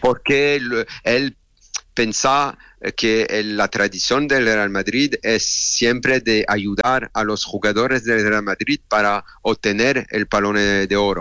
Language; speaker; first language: Spanish; non-native, learner; French